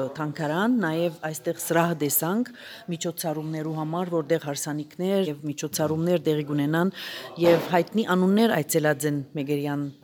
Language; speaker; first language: Armenian; early bilingual, heritage; Armenian